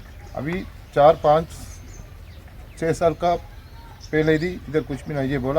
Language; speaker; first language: Hindi; non-native, learner; Tamil